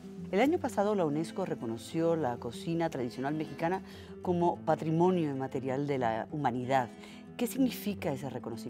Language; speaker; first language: Spanish; native; Spanish